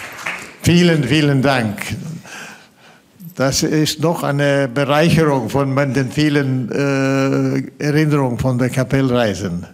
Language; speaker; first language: German; non-native, fluent; Swedish